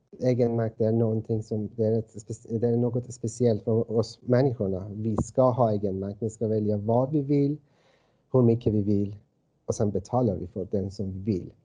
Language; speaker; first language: Swedish; non-native, fluent; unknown